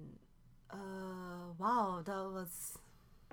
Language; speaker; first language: English; non-native, fluent; Japanese